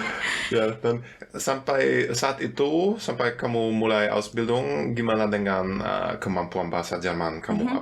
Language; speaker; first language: Indonesian; non-native, fluent; German